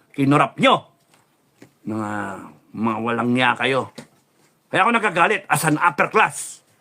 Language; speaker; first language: Filipino; native; Filipino